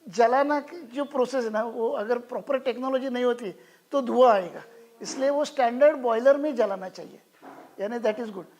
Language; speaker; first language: Hindi; non-native, local second language; Marathi